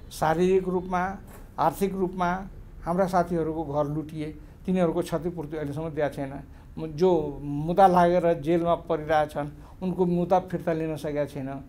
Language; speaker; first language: Nepali; non-native, local second language; Maithili